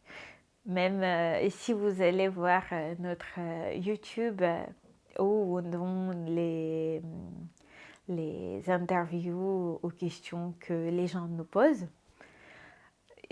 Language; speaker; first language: French; non-native, fluent; Russian